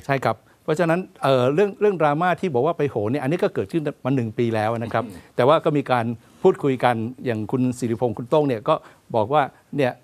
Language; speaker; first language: Thai; native; Thai